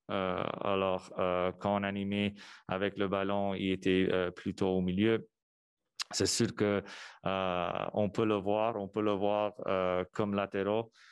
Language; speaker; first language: French; non-native, local second language; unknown